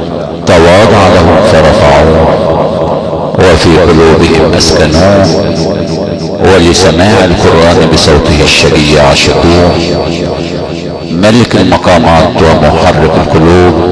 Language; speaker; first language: Arabic; native; Arabic